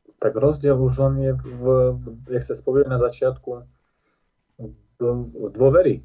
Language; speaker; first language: Slovak; non-native, local second language; Rusyn